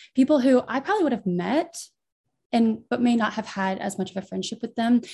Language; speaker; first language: English; native; English